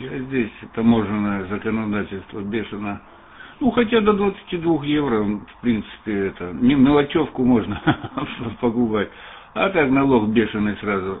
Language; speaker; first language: Russian; native; Russian